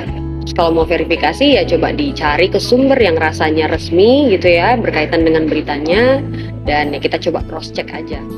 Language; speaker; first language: Indonesian; native; Indonesian